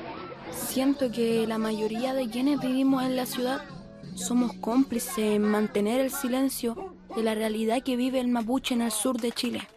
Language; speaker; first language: Spanish; native; Spanish